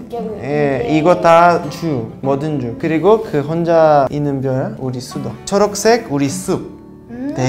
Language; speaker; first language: Korean; non-native, learner; Portuguese